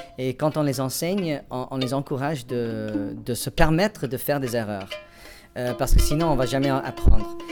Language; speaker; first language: French; non-native, fluent; English